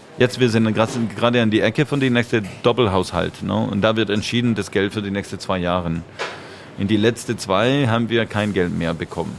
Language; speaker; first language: German; non-native, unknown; French